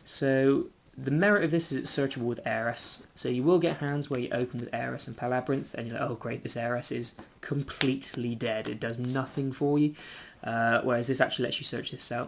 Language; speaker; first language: English; native; English